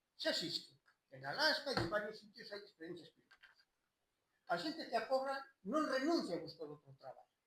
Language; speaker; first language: Galician; native; Galician